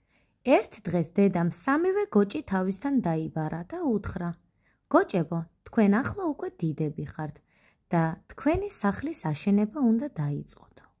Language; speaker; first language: Georgian; native; Georgian